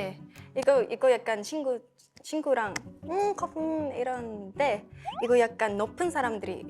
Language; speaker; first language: Korean; non-native, learner; Thai